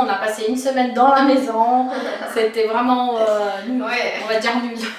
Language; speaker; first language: French; non-native, fluent; Portuguese